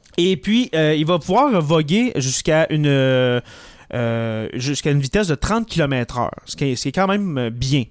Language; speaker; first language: French; native; French